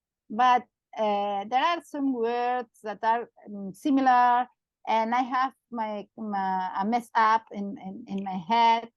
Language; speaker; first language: English; non-native, learner; Catalan